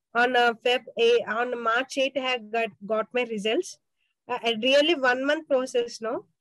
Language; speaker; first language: English; non-native, local second language; Telugu